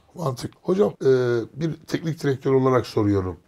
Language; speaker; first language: Turkish; native; Turkish